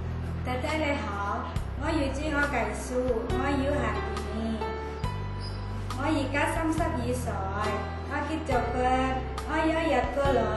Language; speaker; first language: Cantonese; non-native, learner; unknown